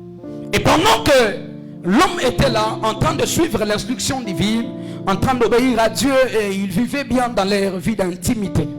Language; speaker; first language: French; non-native, local second language; Swahili